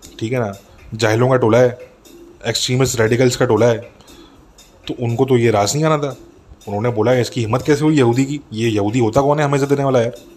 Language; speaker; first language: Urdu; native; Urdu